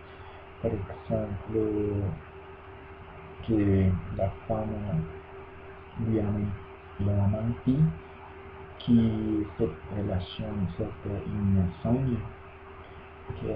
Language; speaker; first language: French; non-native, learner; Spanish